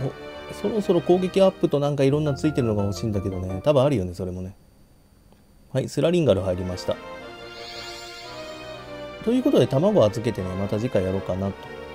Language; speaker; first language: Japanese; native; Japanese